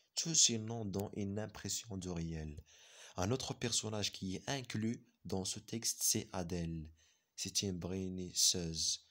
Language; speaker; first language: French; non-native, local second language; Arabic